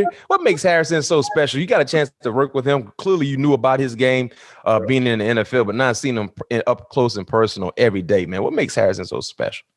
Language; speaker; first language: English; native; English